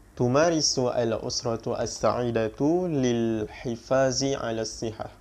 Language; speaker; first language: Arabic; non-native, learner; Malay